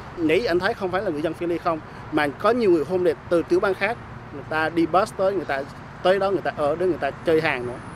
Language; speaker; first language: Vietnamese; early bilingual, other home language; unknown